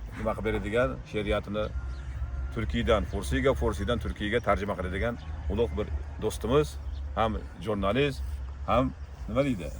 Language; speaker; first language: Uzbek; native; Uzbek